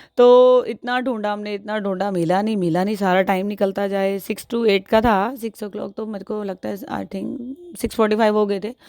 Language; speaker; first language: Hindi; native; Hindi